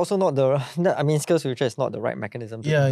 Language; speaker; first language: English; native; English